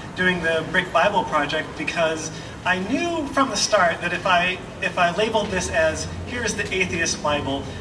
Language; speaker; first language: English; native; English